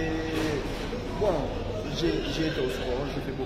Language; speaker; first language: French; non-native, learner; Haitian Creole